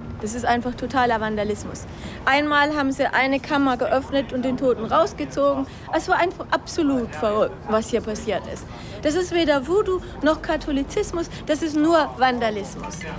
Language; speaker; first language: German; native; German